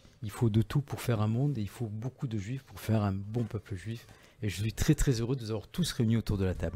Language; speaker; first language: French; native; French